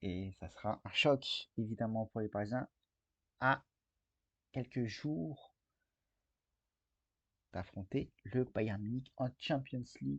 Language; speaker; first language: French; native; French